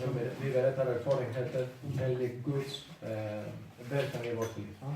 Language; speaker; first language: Swedish; non-native, fluent; Spanish